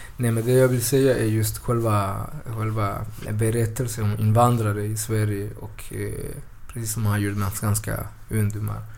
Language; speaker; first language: Swedish; early bilingual, other home language; Spanish